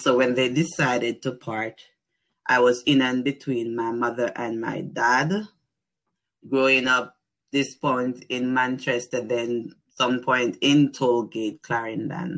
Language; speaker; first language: English; non-native, local second language; Jamaican Creole English